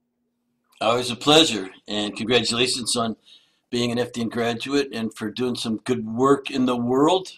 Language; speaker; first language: English; native; English